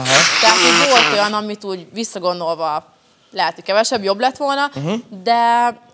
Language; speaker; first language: Hungarian; early bilingual, other home language; Serbian